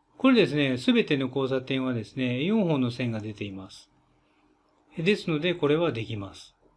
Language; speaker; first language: Japanese; native; Japanese